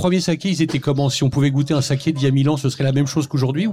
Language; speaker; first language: French; native; French